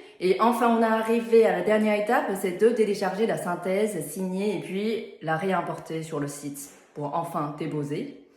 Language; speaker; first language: French; non-native, fluent; Chinese